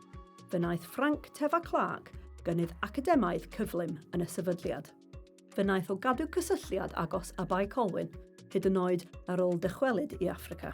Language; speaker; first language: Welsh; native; Welsh